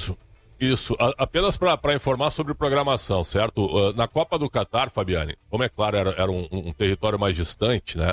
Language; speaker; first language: Portuguese; native; Portuguese